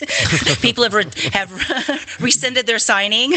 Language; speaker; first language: English; native; English